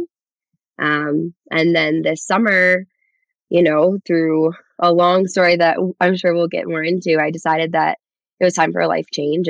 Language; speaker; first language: English; native; English